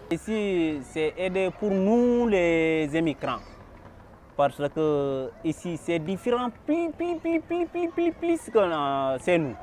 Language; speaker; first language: French; non-native, learner; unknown